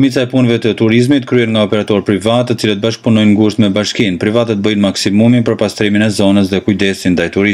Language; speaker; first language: Albanian; native; Albanian